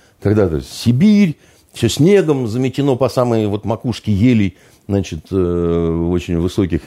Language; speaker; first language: Russian; native; Russian